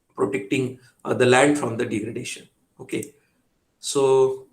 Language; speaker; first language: English; non-native, local second language; Marathi